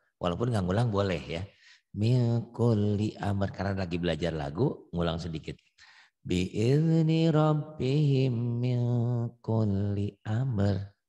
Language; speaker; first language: Indonesian; native; Indonesian